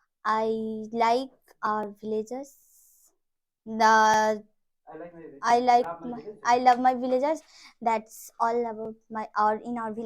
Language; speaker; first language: English; non-native, local second language; Bangla